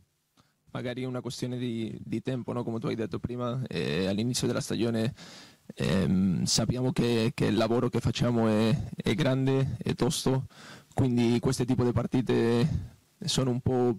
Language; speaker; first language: Italian; non-native, fluent; Spanish